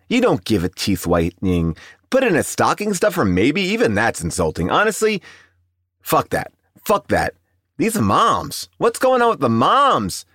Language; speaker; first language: English; native; English